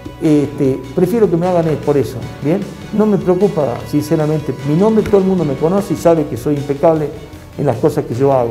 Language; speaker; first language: Spanish; native; Spanish